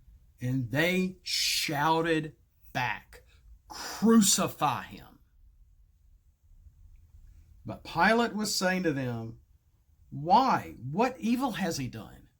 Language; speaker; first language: English; native; English